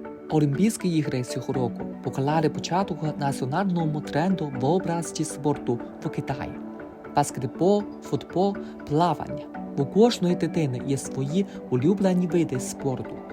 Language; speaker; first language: Ukrainian; non-native, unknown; Chinese